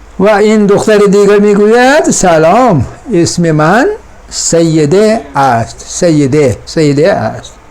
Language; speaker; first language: Persian; non-native, fluent; Urdu